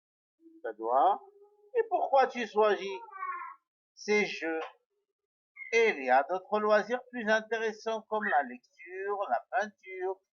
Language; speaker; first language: French; non-native, local second language; Arabic